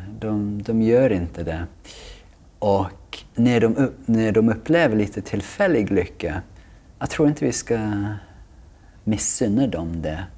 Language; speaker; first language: Swedish; non-native, fluent; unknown